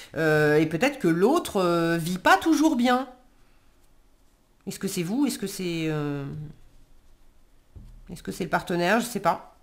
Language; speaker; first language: French; native; French